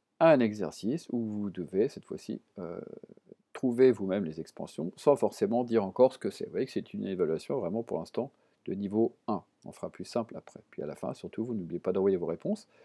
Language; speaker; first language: French; native; French